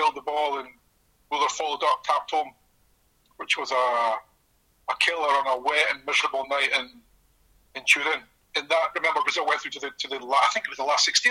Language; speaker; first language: English; native; English